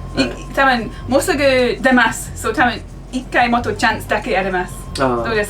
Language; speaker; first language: Japanese; non-native, learner; English